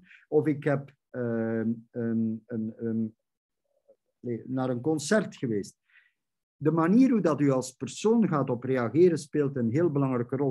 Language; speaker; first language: Dutch; native; Dutch